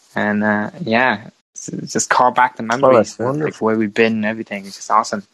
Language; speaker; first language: English; non-native, fluent; Vietnamese